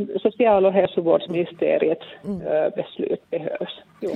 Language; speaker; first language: Swedish; non-native, local second language; Finnish